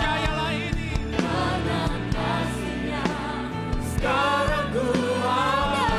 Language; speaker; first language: Indonesian; native; Indonesian